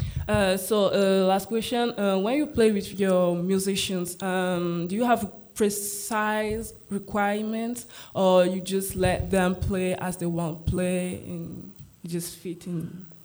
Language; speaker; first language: English; non-native, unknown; French